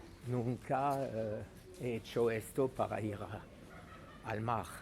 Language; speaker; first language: Spanish; non-native, learner; French